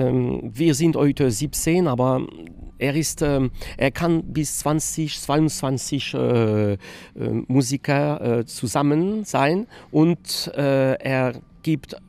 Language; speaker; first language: German; non-native, learner; French